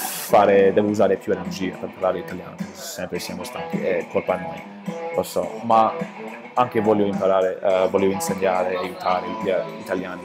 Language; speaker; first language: Italian; non-native, learner; English